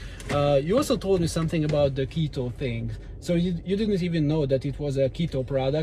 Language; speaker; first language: English; non-native, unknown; Hungarian